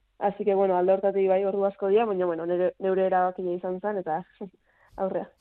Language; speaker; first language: Basque; native; Basque